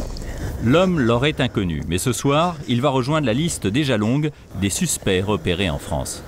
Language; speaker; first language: French; native; French